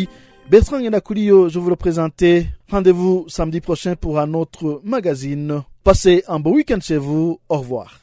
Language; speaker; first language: French; non-native, local second language; Rundi